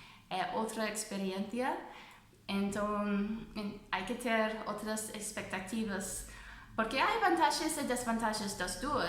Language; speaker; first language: Portuguese; non-native, fluent; English